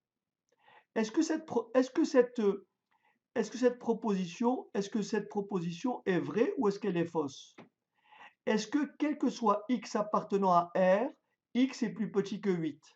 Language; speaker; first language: French; native; French